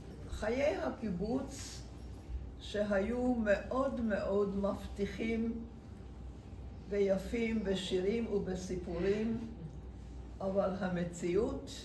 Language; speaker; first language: Hebrew; non-native, fluent; Hungarian